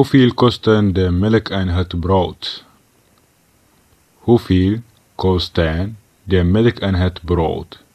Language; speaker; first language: Dutch; non-native, fluent; Tigrinya